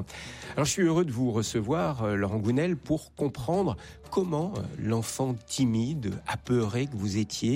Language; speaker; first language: French; native; French